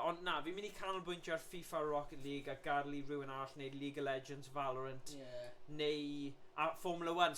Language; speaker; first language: Welsh; native; Welsh